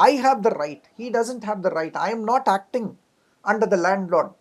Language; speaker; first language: English; non-native, local second language; Telugu